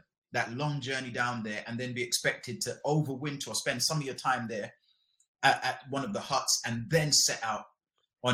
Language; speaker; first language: English; native; English